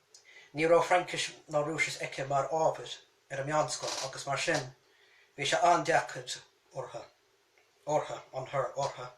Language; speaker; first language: Irish; native; Irish